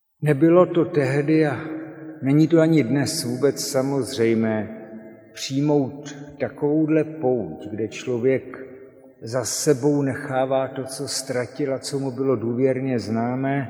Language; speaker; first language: Czech; native; Czech